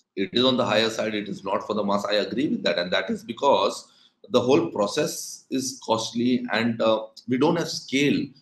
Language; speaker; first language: English; non-native, local second language; Konkani